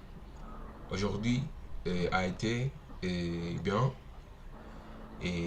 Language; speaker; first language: French; non-native, learner; Portuguese